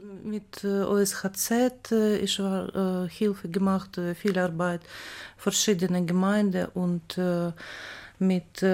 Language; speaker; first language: German; non-native, learner; Ukrainian